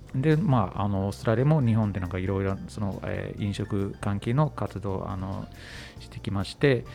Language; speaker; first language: Japanese; non-native, fluent; English